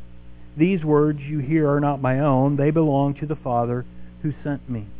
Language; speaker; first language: English; native; English